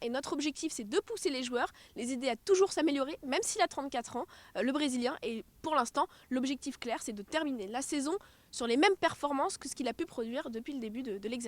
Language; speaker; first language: French; native; French